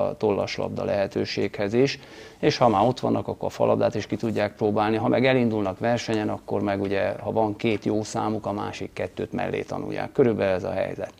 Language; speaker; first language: Hungarian; native; Hungarian